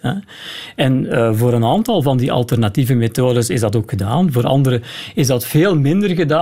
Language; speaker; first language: Dutch; native; Dutch